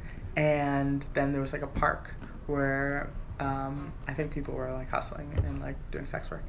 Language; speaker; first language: English; native; English